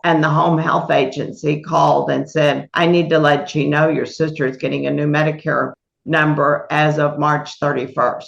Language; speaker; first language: English; native; English